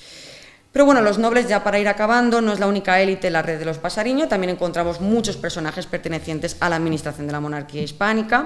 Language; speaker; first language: Spanish; native; Spanish